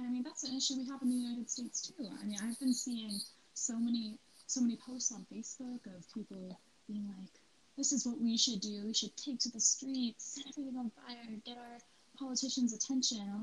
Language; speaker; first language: English; native; English